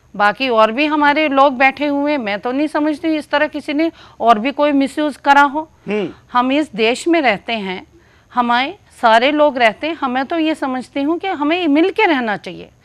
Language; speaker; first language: Hindi; native; Hindi